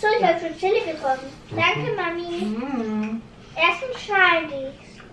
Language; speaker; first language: German; early bilingual, other home language; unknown